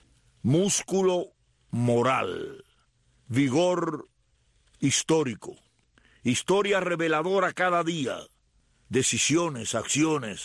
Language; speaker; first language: Spanish; native; Spanish